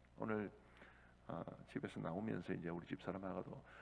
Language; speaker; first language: Korean; native; Korean